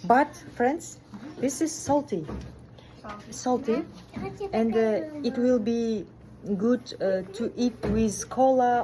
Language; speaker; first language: English; non-native, learner; Kazakh